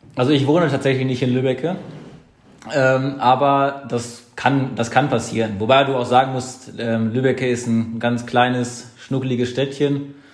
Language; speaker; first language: German; native; German